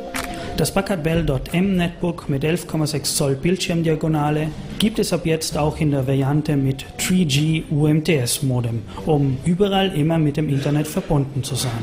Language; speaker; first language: German; native; German